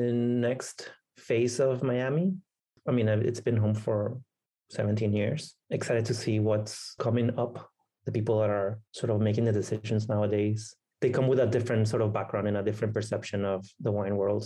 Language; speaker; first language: English; non-native, fluent; Spanish